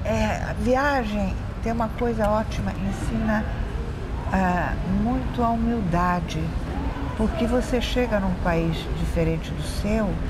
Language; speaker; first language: Portuguese; early bilingual, other home language; Italian